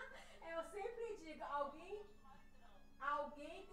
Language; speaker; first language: Portuguese; native; Portuguese